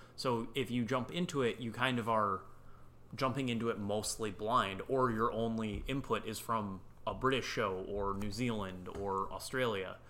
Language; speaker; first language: English; native; English